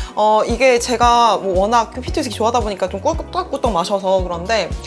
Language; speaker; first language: Korean; native; Korean